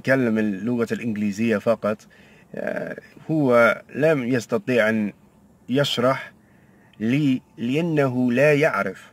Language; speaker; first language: Arabic; non-native, learner; English